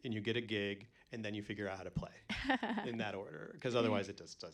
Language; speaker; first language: English; native; English